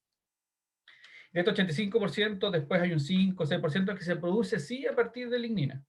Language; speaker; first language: Spanish; native; Spanish